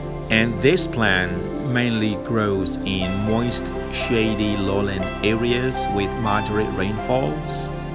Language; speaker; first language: English; non-native, fluent; Balinese